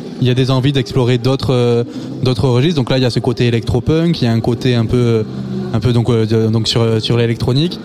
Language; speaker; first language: French; native; French